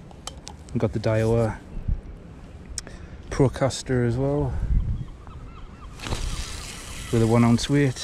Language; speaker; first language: English; native; English